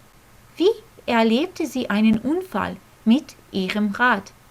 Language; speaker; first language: German; non-native, fluent; Croatian